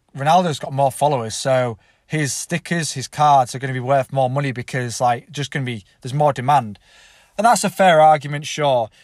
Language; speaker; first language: English; native; English